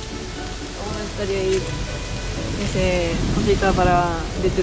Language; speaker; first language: Spanish; non-native, learner; Japanese